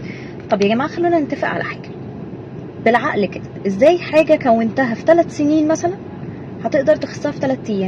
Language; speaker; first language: Arabic; native; Arabic